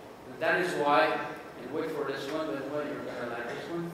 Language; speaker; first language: English; non-native, local second language; French